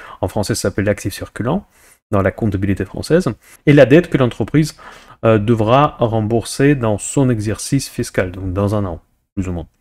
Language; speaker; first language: French; non-native, fluent; Russian